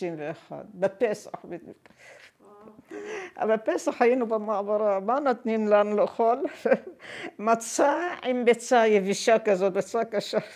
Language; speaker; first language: Hebrew; non-native, fluent; Arabic